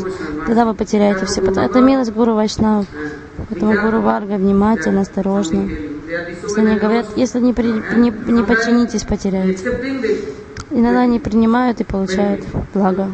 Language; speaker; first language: Russian; non-native, fluent; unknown